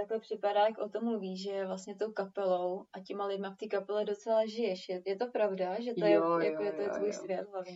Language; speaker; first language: Czech; native; Czech